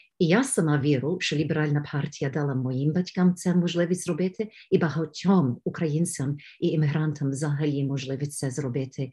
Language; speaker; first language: Ukrainian; early bilingual, heritage; Ukrainian